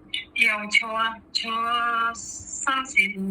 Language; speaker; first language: Cantonese; non-native, learner; Indonesian